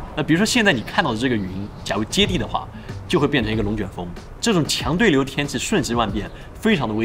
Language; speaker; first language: Chinese; native; Chinese